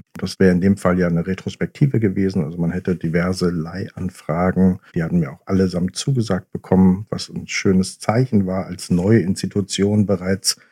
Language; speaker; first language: German; native; German